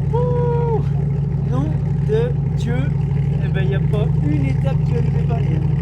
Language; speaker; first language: French; native; French